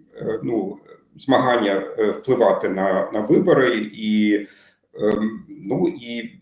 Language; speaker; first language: Ukrainian; non-native, fluent; German